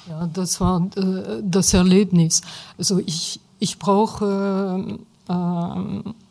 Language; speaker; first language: German; non-native, fluent; French